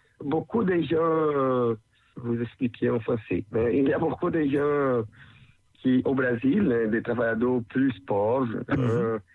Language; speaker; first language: French; non-native, learner; Portuguese